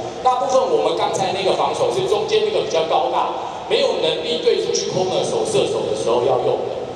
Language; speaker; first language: Chinese; native; Chinese